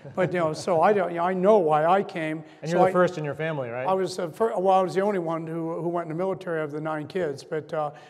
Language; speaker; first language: English; native; English